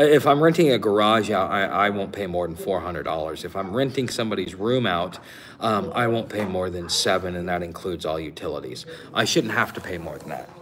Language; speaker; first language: English; native; English